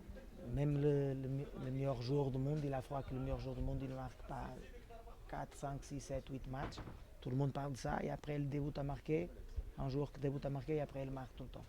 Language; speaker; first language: French; non-native, fluent; Portuguese